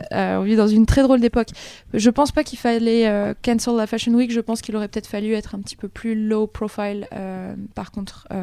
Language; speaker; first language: French; native; French